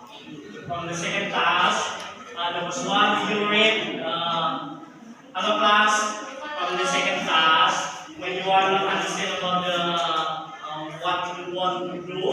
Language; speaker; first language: English; non-native, learner; Indonesian